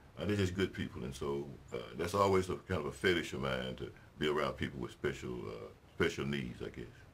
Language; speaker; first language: English; native; English